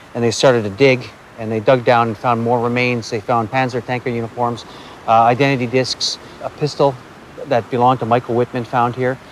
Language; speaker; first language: English; native; English